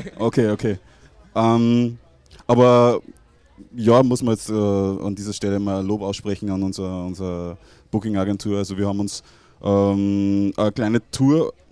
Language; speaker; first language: German; native; German